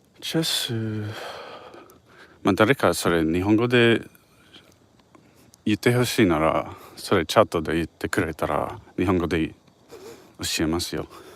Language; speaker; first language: Japanese; non-native, fluent; English